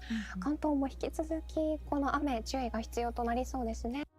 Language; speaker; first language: Japanese; native; Japanese